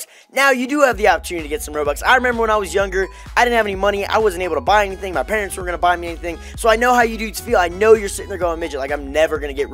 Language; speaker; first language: English; native; English